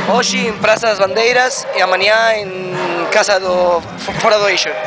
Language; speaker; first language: Portuguese; non-native, learner; Spanish